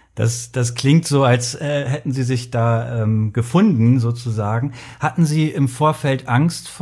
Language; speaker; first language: German; native; German